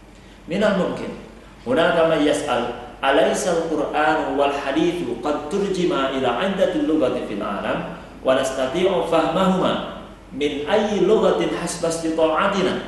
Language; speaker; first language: Arabic; non-native, fluent; Indonesian